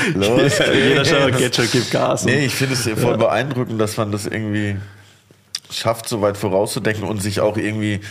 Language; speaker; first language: German; native; German